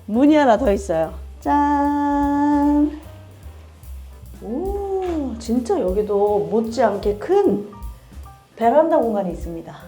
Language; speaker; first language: Korean; native; Korean